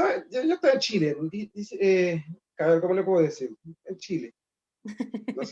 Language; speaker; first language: Spanish; non-native, fluent; Haitian Creole